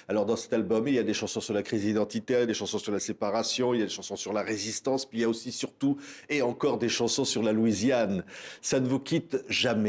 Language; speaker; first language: French; native; French